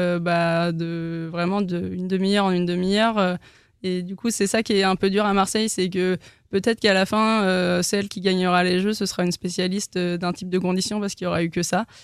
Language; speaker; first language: French; native; French